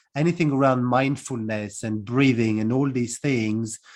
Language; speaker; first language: English; non-native, fluent; French